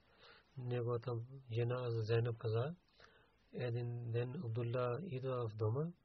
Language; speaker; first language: Bulgarian; non-native, learner; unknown